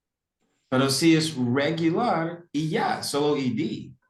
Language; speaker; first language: Spanish; non-native, fluent; English